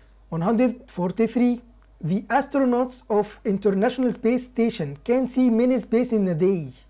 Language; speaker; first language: English; non-native, fluent; Arabic